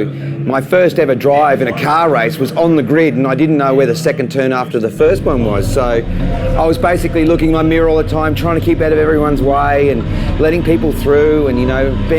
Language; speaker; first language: English; native; English